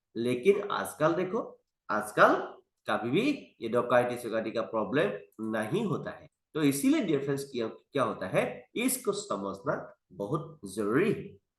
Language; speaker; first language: Hindi; non-native, local second language; Assamese